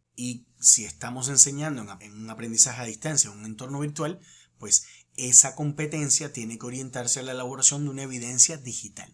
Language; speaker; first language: Spanish; native; Spanish